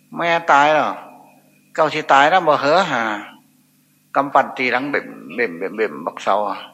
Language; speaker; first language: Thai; non-native, local second language; Northeastern Thai